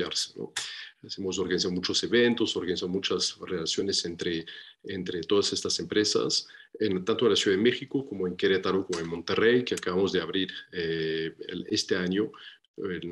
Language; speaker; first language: Spanish; non-native, fluent; French